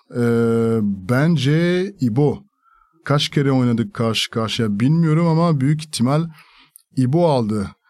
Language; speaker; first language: Turkish; non-native, fluent; French